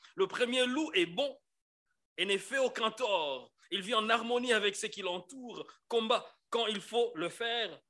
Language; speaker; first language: French; non-native, local second language; Lingala